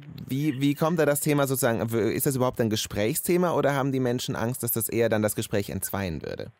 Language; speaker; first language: German; native; German